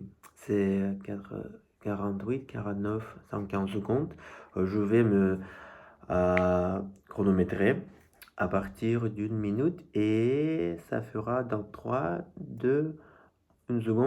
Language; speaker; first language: French; non-native, fluent; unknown